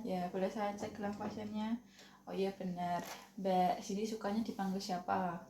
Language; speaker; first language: Indonesian; native; Indonesian